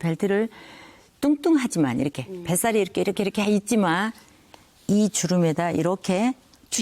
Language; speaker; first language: Korean; native; Korean